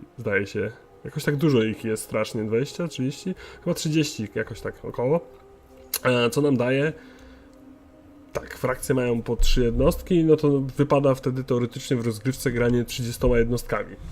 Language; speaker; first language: Polish; native; Polish